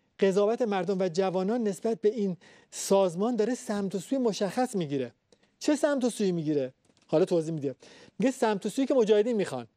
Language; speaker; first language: Persian; native; Persian